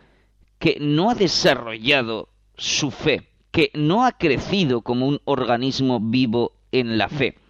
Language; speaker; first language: Spanish; native; Spanish